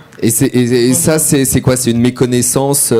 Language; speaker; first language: French; native; French